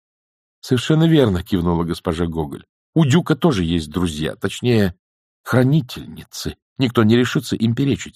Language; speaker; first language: Russian; native; Russian